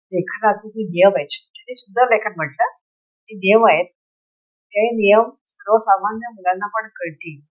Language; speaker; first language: Marathi; native; Marathi